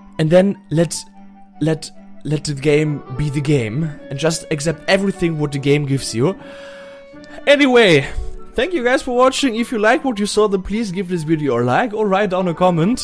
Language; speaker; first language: English; non-native, fluent; German